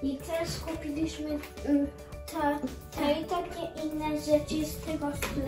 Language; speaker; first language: Polish; early bilingual, heritage; Polish